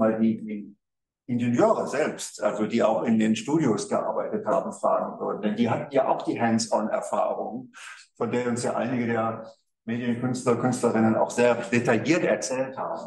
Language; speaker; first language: German; native; German